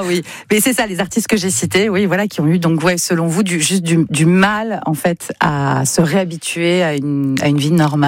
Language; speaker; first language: French; native; French